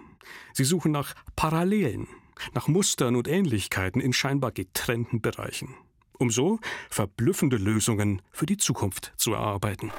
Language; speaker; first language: German; native; German